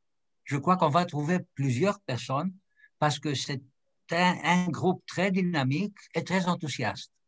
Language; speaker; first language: French; non-native, fluent; Greek